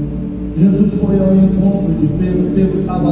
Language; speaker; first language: Portuguese; native; Portuguese